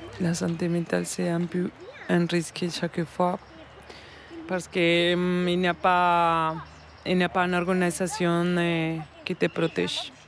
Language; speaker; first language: French; non-native, learner; Spanish